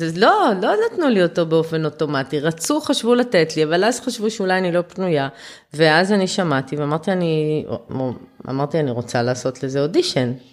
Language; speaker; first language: Hebrew; early bilingual, other home language; German